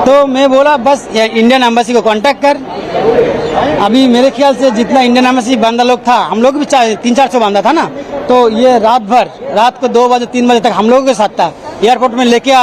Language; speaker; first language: Hindi; non-native, learner; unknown